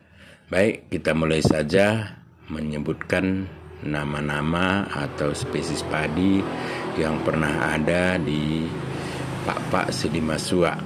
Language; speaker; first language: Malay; non-native, local second language; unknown